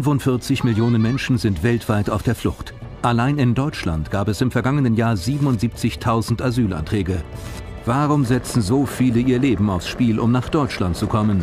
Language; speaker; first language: German; native; German